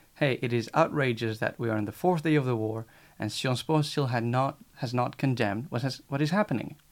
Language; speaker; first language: English; non-native, fluent; Spanish